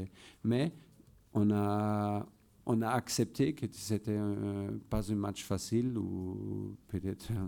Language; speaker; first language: French; non-native, fluent; German